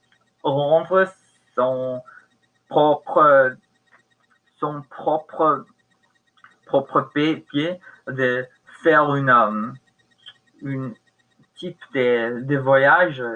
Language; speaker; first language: French; non-native, learner; English